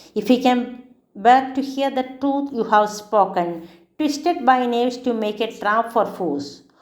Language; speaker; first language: English; non-native, local second language; Malayalam